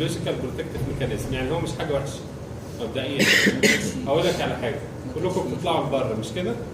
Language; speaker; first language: Arabic; native; Arabic